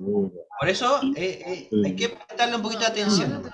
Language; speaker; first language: Spanish; native; Spanish